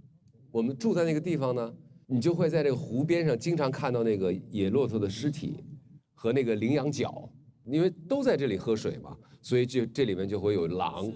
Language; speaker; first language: Chinese; native; Chinese